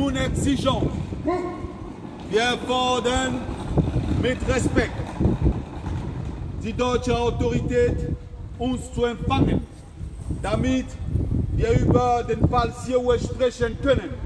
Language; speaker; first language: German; non-native, fluent; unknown